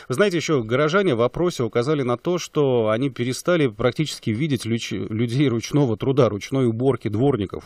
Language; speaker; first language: Russian; native; Russian